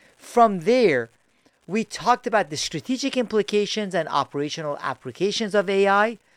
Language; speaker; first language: English; early bilingual, other home language; Persian